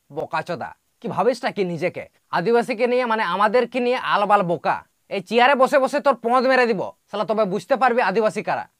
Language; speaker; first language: Bangla; non-native, local second language; Santali